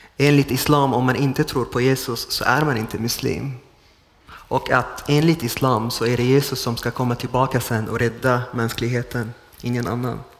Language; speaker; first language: Swedish; non-native, fluent; Arabic